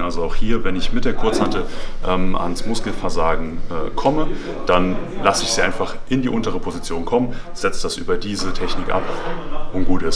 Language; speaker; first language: German; native; German